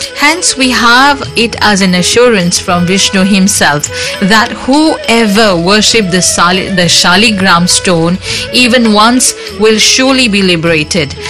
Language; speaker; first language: English; non-native, local second language; Morisyen